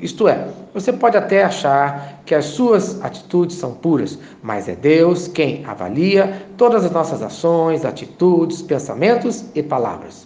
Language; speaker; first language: Portuguese; native; Portuguese